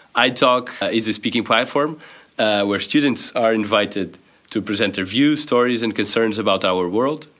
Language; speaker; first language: English; non-native, fluent; Portuguese